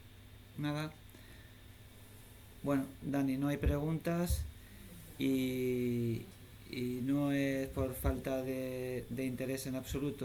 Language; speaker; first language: Spanish; native; Spanish